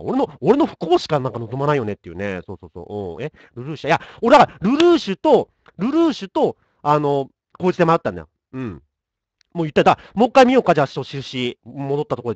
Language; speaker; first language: Japanese; native; Japanese